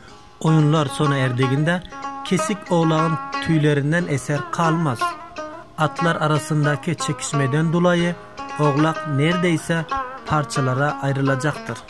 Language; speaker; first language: Turkish; native; Turkish